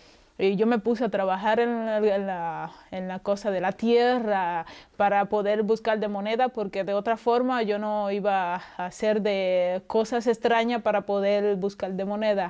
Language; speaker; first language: Spanish; non-native, local second language; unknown